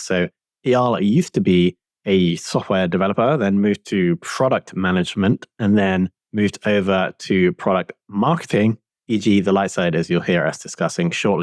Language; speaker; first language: English; native; English